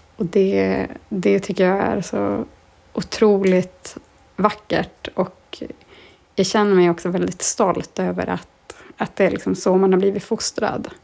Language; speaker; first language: Swedish; native; Swedish